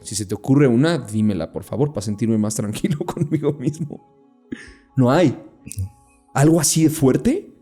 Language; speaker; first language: Spanish; native; Spanish